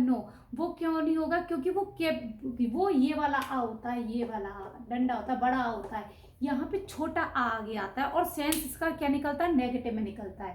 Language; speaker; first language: Hindi; native; Hindi